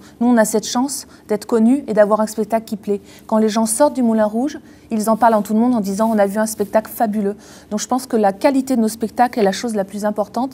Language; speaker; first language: French; native; French